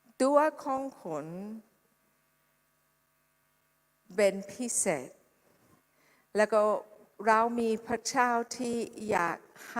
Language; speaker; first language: Thai; non-native, fluent; English